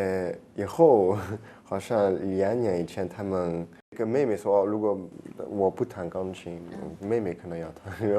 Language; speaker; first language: Chinese; early bilingual, heritage; French